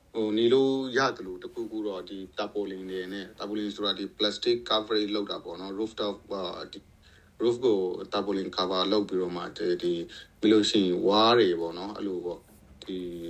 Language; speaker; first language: Burmese; native; Burmese